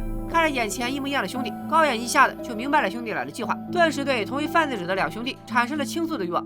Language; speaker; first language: Chinese; native; Chinese